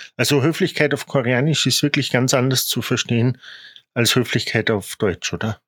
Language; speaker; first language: German; native; German